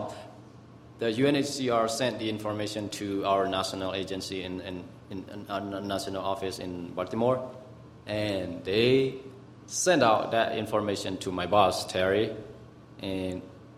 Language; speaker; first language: English; non-native, fluent; Burmese